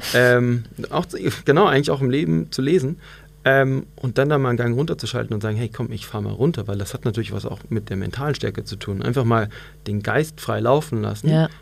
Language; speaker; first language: German; native; German